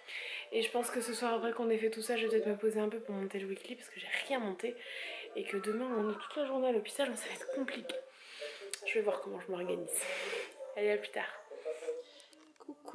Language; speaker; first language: French; native; French